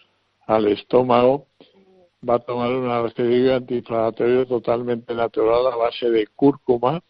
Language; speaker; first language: Spanish; native; Spanish